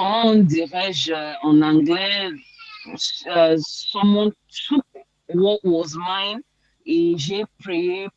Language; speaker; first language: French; non-native, learner; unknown